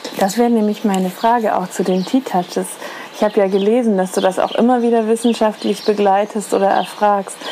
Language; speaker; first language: German; native; German